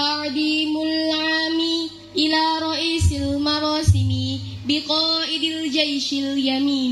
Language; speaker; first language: Arabic; non-native, learner; Indonesian